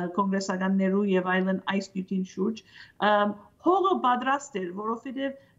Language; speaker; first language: Armenian; early bilingual, heritage; Armenian